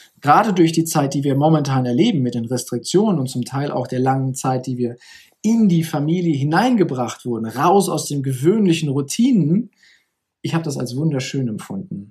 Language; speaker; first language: German; native; German